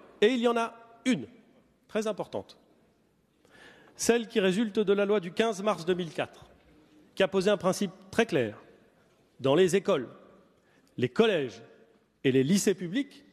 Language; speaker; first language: French; native; French